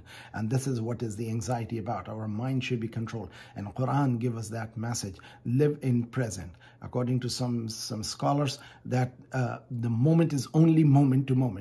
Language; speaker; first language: English; non-native, fluent; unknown